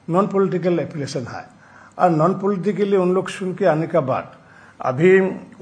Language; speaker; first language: Hindi; non-native, local second language; Assamese